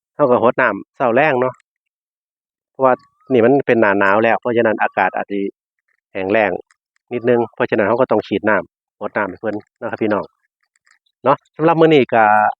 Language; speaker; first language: Thai; native; Thai